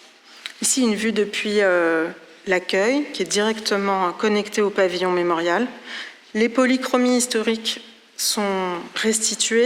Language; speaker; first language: French; native; French